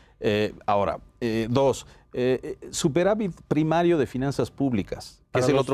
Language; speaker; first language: Spanish; native; Spanish